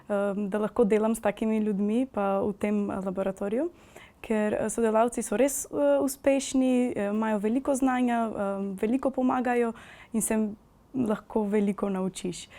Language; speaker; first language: Slovenian; non-native, fluent; Macedonian